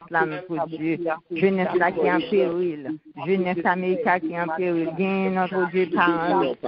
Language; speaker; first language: French; non-native, local second language; Haitian Creole